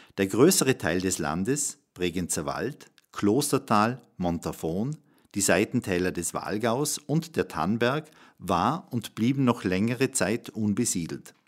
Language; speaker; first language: German; native; German